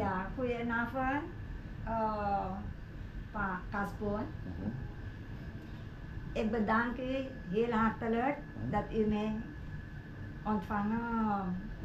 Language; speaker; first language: Dutch; non-native, local second language; Javanese